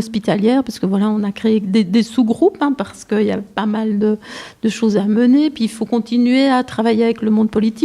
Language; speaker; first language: French; native; French